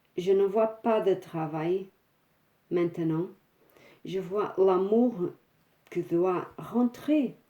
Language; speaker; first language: French; non-native, fluent; Portuguese